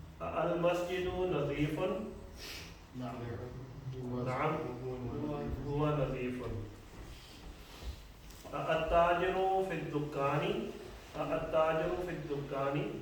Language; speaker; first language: Arabic; non-native, fluent; Urdu